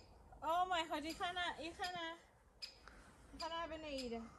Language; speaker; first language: Dutch; non-native, fluent; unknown